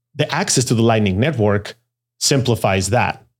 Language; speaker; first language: English; non-native, fluent; Spanish